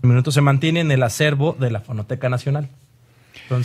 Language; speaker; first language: Spanish; native; Spanish